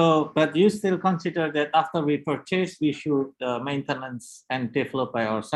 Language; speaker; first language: English; non-native, learner; Indonesian